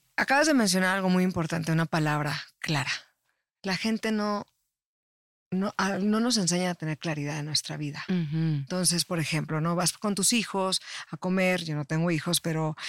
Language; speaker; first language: Spanish; native; Spanish